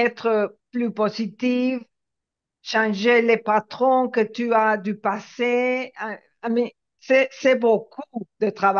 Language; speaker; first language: French; non-native, fluent; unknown